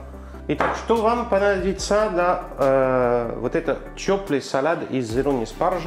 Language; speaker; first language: Russian; non-native, learner; French